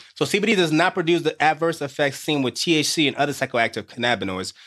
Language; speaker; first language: English; native; English